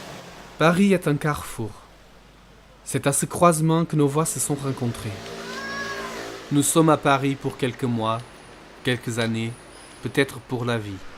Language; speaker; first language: French; non-native, fluent; Portuguese